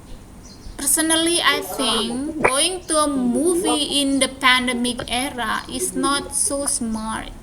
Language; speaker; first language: English; non-native, fluent; Indonesian